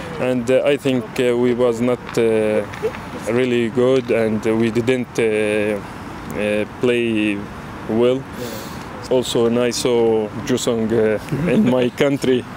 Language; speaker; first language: English; non-native, learner; Arabic